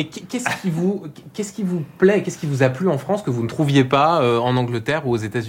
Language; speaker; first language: French; native; French